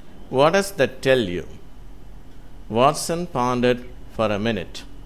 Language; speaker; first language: English; non-native, local second language; Tamil